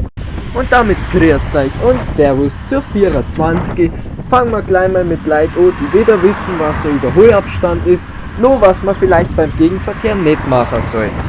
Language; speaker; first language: German; native; German